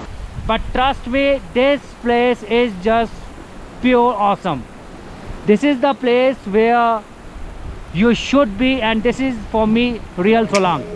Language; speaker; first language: English; non-native, local second language; Hindi